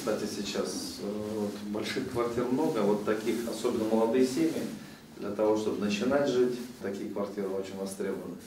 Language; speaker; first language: Russian; native; Russian